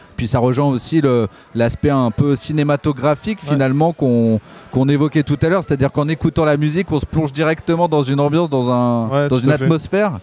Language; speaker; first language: French; native; French